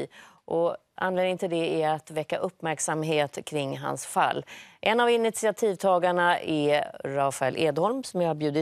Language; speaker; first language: Swedish; native; Swedish